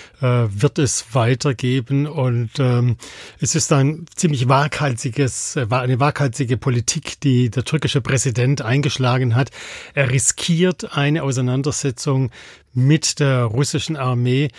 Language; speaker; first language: German; native; German